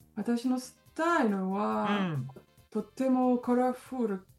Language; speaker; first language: Japanese; non-native, learner; French